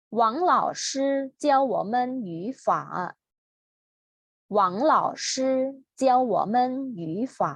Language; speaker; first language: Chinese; non-native, fluent; Thai